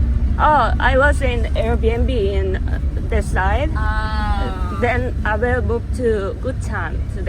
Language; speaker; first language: English; non-native, learner; Korean